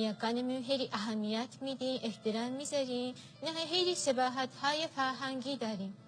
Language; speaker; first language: Persian; non-native, fluent; Japanese